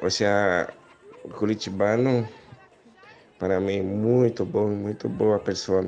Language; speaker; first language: Portuguese; non-native, learner; Haitian Creole